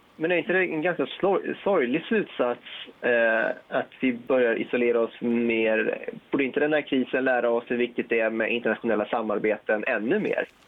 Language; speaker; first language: Swedish; native; Swedish